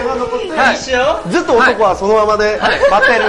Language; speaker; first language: Japanese; non-native, learner; Korean